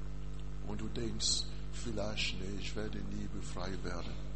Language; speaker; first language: German; non-native, learner; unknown